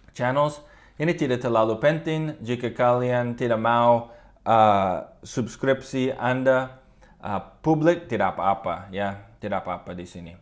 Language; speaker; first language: Indonesian; non-native, fluent; English